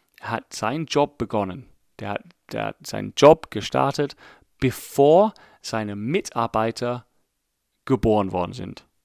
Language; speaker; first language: German; non-native, fluent; English